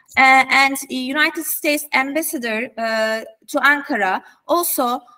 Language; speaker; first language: English; non-native, fluent; Turkish